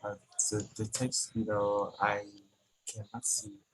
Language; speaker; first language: English; non-native, learner; Vietnamese